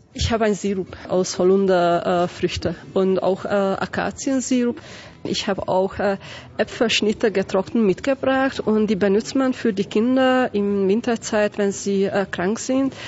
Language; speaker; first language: German; non-native, fluent; Hungarian